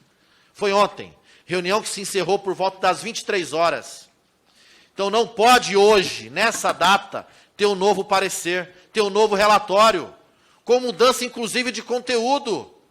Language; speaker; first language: Portuguese; native; Portuguese